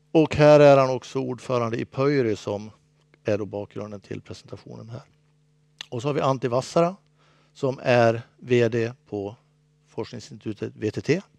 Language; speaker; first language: Swedish; native; Swedish